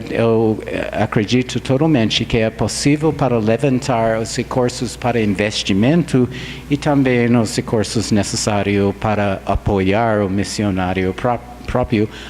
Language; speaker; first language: Portuguese; non-native, fluent; English